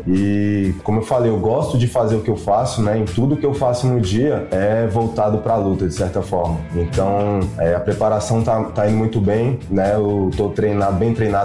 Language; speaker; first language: Portuguese; native; Portuguese